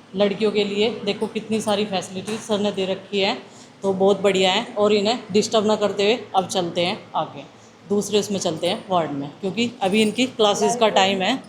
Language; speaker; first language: Hindi; native; Hindi